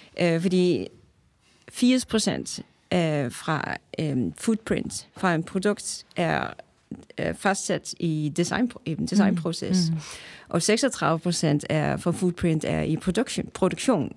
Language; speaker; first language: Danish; non-native, fluent; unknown